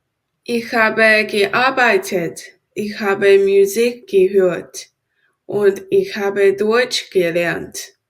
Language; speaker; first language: German; non-native, learner; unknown